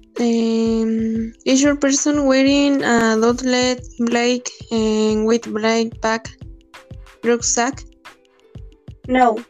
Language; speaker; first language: English; non-native, learner; Spanish